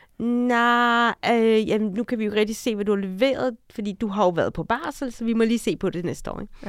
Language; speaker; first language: Danish; native; Danish